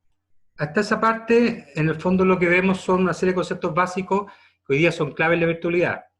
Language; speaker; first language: Spanish; native; Spanish